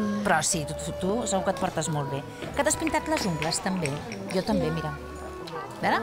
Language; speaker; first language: Catalan; native; Catalan